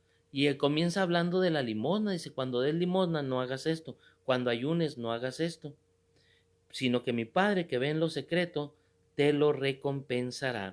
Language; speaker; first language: Spanish; native; Spanish